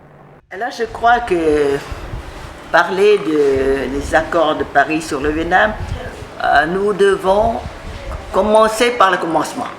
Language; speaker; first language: French; non-native, fluent; Vietnamese